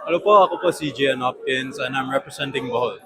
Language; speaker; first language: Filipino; non-native, local second language; Cebuano